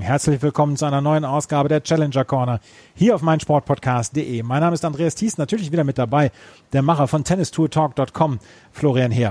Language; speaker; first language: German; native; German